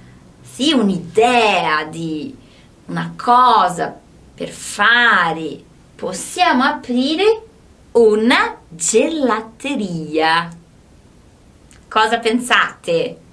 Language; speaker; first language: Italian; non-native, fluent; Portuguese